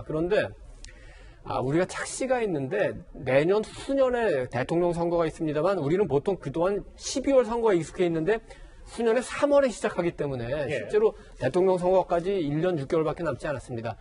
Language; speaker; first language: Korean; native; Korean